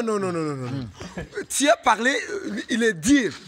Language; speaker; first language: French; non-native, local second language; Rundi